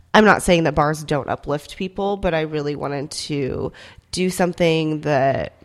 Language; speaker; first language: English; early bilingual, other home language; Korean